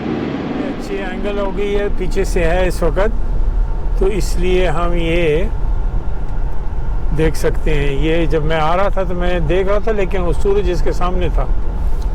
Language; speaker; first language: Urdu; non-native, local second language; Punjabi